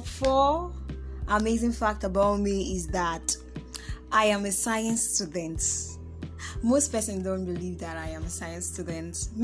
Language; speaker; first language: English; non-native, local second language; Igbo